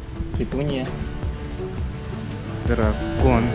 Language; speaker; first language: Russian; native; Russian